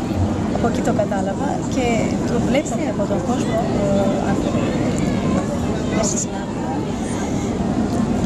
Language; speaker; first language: Greek; non-native, learner; Turkish